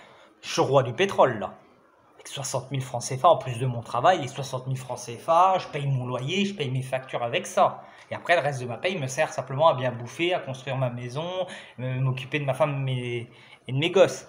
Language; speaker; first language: French; native; French